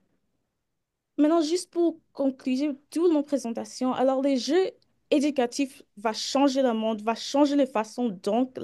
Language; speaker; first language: French; early bilingual, heritage; French